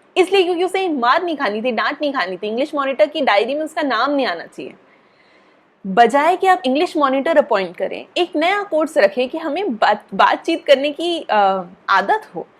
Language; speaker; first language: Hindi; native; Hindi